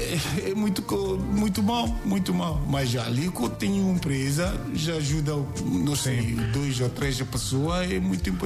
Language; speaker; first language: Portuguese; non-native, learner; Yoruba